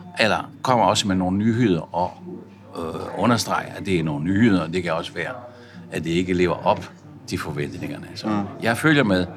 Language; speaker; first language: Danish; non-native, fluent; Italian